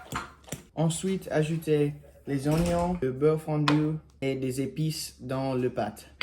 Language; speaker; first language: French; non-native, learner; English